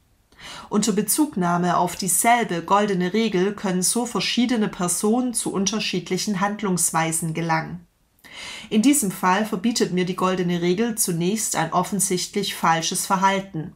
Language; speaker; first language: German; native; German